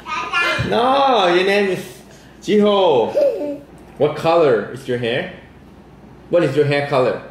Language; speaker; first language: English; non-native, fluent; Thai